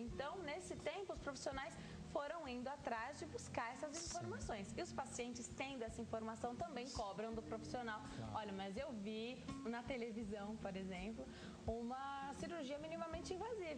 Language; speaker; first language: Portuguese; native; Portuguese